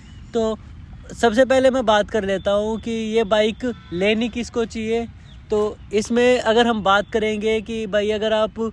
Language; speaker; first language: Hindi; native; Hindi